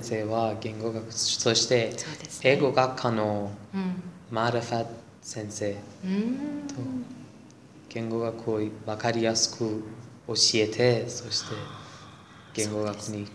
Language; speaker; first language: Japanese; non-native, learner; Persian